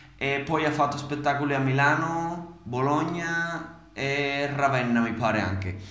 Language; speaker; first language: Italian; early bilingual, other home language; Spanish